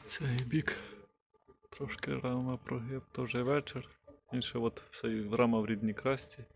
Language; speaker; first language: Ukrainian; native; Ukrainian